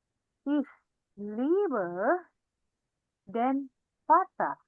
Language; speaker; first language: German; non-native, fluent; Indonesian